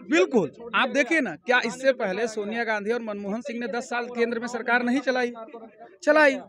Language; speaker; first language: Hindi; native; Hindi